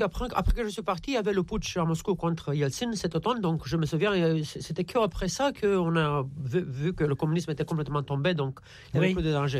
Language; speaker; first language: French; non-native, fluent; Romanian